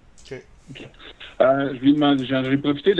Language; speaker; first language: French; native; French